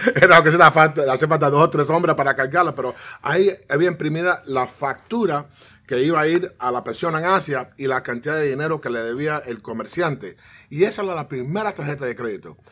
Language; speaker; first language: Spanish; early bilingual, heritage; Spanish